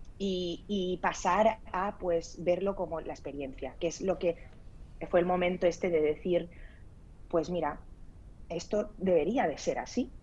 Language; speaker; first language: Spanish; early bilingual, other home language; Arabic